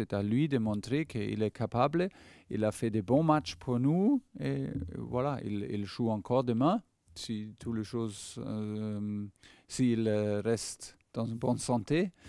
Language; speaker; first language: French; non-native, fluent; German